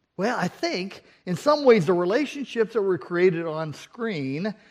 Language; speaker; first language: English; native; English